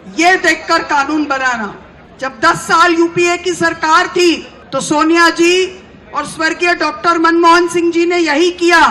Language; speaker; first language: Hindi; native; Hindi